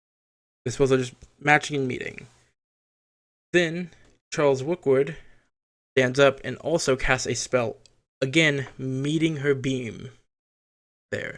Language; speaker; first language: English; native; English